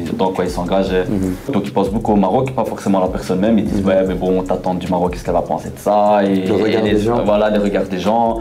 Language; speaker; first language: French; early bilingual, other home language; Arabic